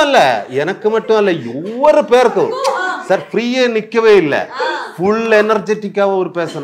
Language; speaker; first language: Tamil; non-native, learner; Malayalam